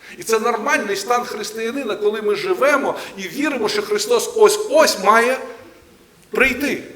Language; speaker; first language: Ukrainian; native; Ukrainian